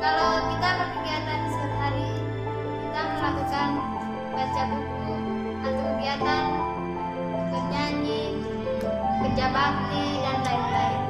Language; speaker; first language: Indonesian; non-native, local second language; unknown